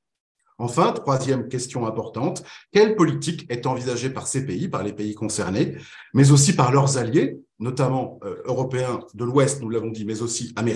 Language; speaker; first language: French; native; French